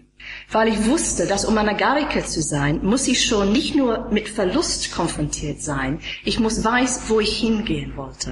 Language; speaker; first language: German; non-native, fluent; English